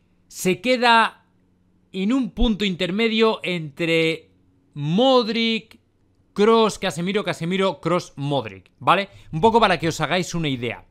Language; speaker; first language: Spanish; native; Spanish